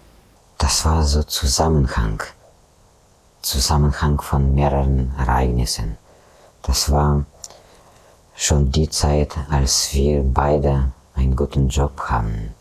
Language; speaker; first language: German; non-native, fluent; Russian